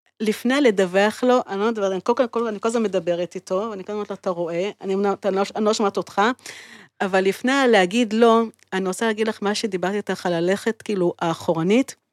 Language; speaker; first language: Hebrew; native; Hebrew